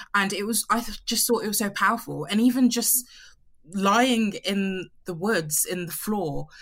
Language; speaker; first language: English; early bilingual, other home language; Yoruba